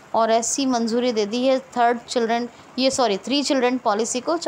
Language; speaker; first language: Hindi; native; Hindi